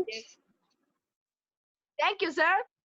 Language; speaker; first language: English; non-native, learner; Spanish